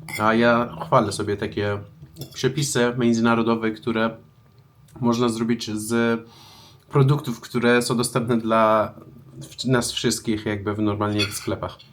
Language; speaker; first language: Polish; non-native, fluent; Persian